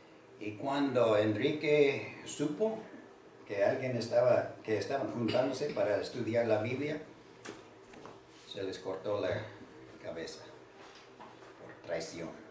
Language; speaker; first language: Spanish; non-native, fluent; English